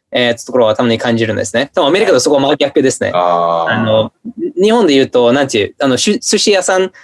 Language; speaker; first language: Japanese; non-native, fluent; English